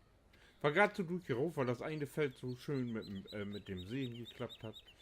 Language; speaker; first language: German; native; German